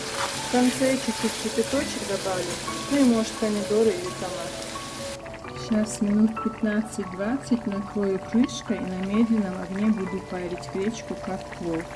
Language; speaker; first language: Russian; non-native, local second language; Chechen